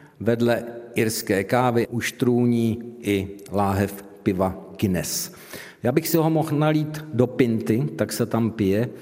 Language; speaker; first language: Czech; native; Czech